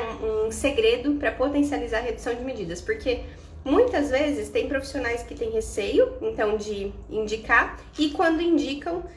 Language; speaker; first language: Portuguese; native; Portuguese